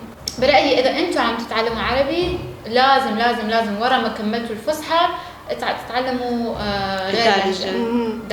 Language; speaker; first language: Arabic; non-native, fluent; Persian